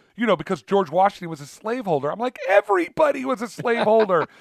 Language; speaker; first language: English; early bilingual, other home language; Italian